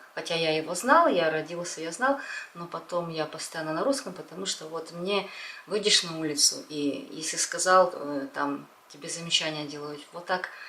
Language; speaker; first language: Russian; non-native, local second language; Ukrainian